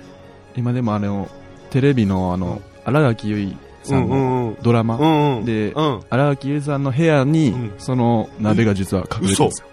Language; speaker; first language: Japanese; native; Japanese